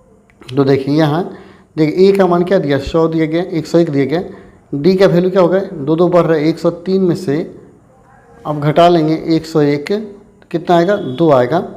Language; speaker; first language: Hindi; native; Hindi